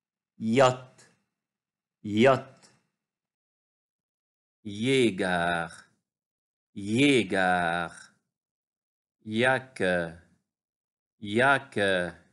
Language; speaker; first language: German; non-native, fluent; Arabic